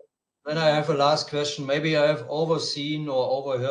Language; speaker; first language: English; non-native, fluent; German